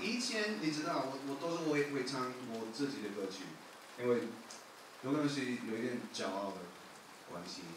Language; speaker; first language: Chinese; non-native, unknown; English